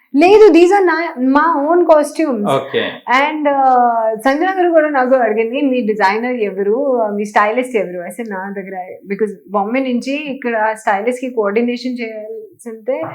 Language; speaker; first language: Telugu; non-native, learner; Hindi